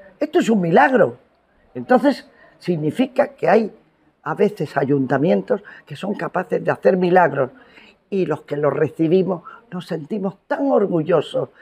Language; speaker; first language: Spanish; native; Spanish